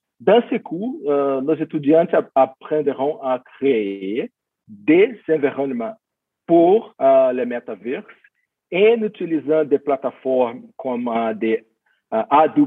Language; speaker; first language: French; non-native, fluent; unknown